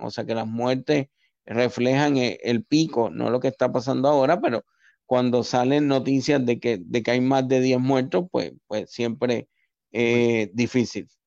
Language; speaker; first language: Spanish; native; Spanish